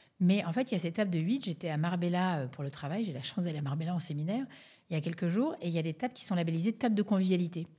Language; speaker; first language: French; native; French